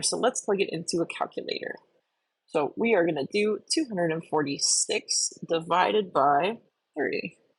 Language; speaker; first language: English; native; English